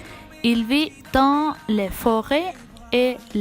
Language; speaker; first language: French; non-native, learner; Icelandic